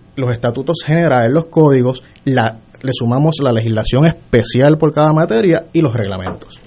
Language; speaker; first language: Spanish; native; Spanish